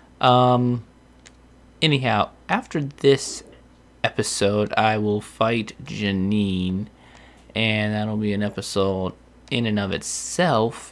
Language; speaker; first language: English; native; English